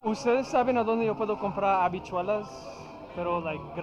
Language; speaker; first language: Spanish; non-native, learner; English